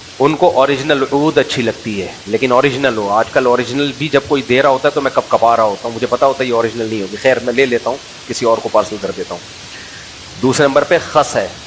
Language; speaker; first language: Urdu; native; Urdu